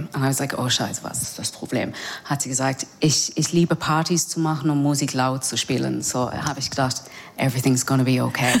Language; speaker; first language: German; non-native, fluent; English